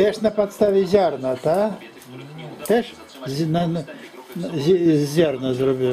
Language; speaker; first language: Polish; non-native, learner; Russian